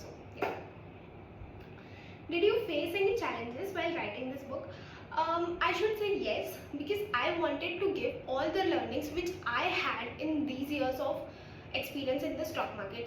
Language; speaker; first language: English; non-native, local second language; Hindi